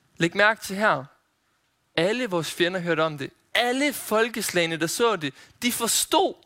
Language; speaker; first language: Danish; native; Danish